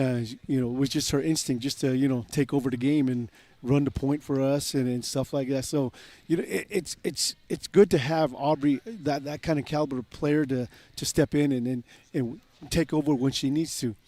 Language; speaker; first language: English; native; English